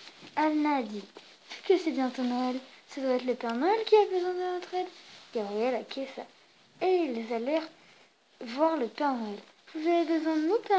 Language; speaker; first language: French; native; French